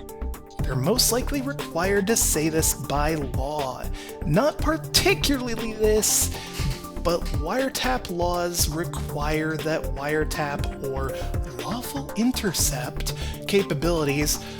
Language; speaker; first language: English; native; English